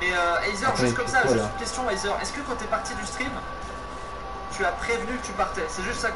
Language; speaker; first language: French; native; French